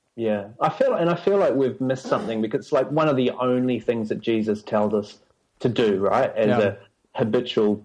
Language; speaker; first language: English; native; English